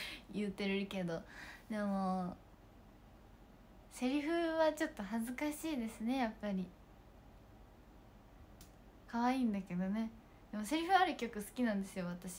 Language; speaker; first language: Japanese; native; Japanese